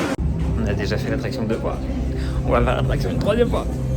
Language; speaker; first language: French; native; French